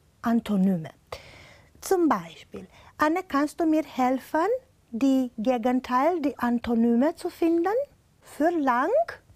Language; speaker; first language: German; non-native, fluent; Romanian